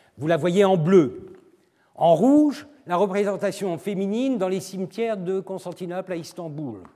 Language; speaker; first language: French; non-native, fluent; Turkish